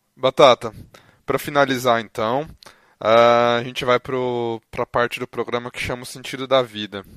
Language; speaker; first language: Portuguese; native; Portuguese